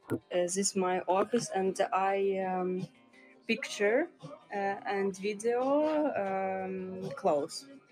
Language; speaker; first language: English; non-native, learner; Ukrainian